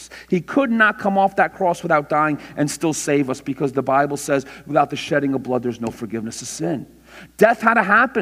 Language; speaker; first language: English; native; English